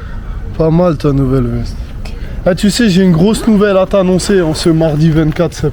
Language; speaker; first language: French; native; French